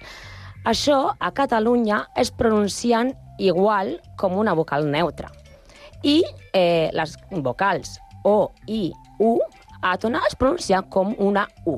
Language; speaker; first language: Catalan; non-native, learner; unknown